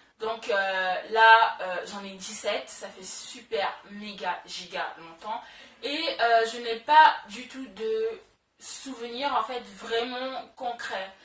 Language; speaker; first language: French; early bilingual, other home language; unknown